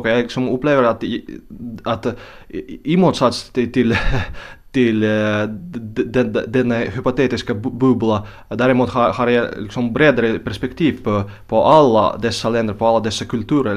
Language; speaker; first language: Swedish; non-native, fluent; Russian